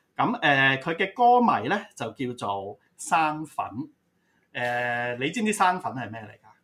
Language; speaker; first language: Cantonese; native; Cantonese